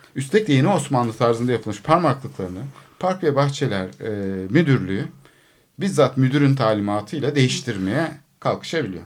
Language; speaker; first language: Turkish; native; Turkish